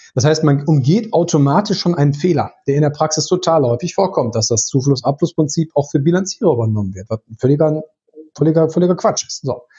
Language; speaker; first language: German; native; German